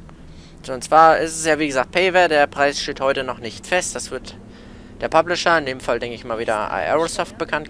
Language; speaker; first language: German; native; German